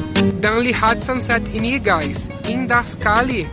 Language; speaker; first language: Indonesian; non-native, fluent; Portuguese